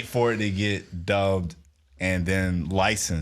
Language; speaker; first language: English; native; English